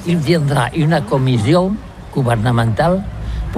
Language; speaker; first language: French; non-native, learner; Catalan